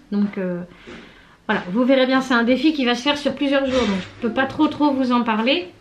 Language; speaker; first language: French; native; French